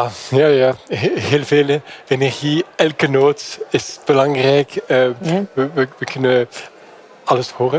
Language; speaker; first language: Dutch; non-native, fluent; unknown